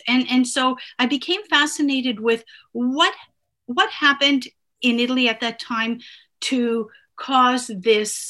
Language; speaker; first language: English; non-native, fluent; Italian